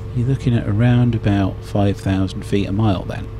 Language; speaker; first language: English; native; English